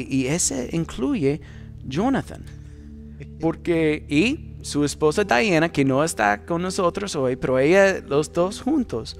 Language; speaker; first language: Spanish; non-native, fluent; English